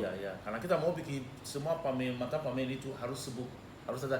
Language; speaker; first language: Indonesian; non-native, fluent; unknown